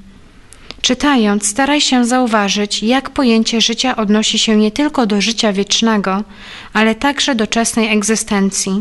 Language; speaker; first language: Polish; native; Polish